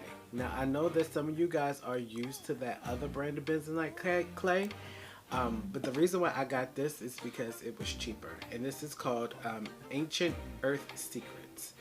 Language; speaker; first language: English; native; English